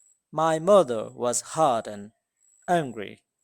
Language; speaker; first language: English; non-native, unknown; Burmese